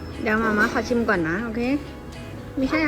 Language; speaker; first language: Thai; native; Thai